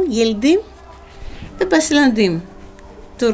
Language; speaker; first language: Turkish; non-native, learner; Greek